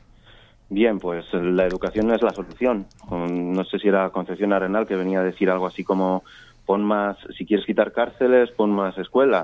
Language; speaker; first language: Spanish; native; Spanish